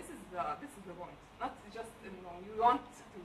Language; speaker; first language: English; non-native, learner; Arabic